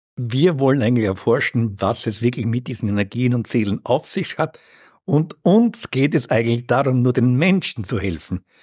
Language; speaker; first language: German; native; German